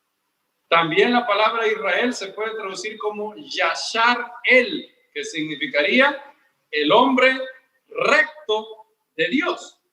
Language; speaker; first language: Spanish; native; Spanish